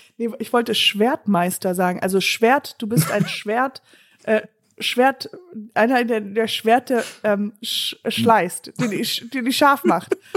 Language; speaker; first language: German; non-native, fluent; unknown